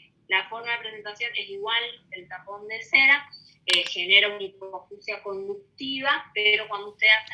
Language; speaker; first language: Spanish; native; Spanish